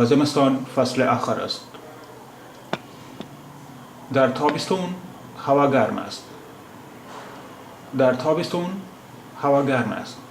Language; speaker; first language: Persian; non-native, fluent; Urdu